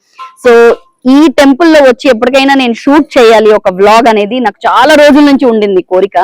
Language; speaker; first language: Telugu; non-native, local second language; Bangla